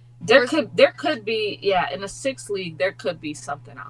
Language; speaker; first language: English; native; English